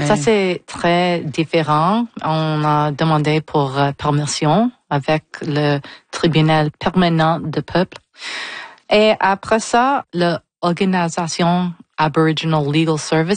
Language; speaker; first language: French; non-native, local second language; English